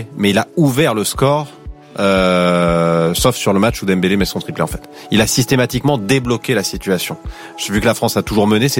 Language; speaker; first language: French; native; French